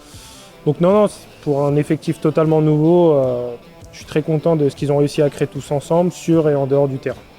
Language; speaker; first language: French; native; French